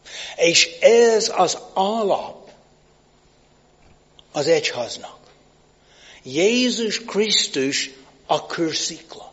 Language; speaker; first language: Hungarian; non-native, fluent; English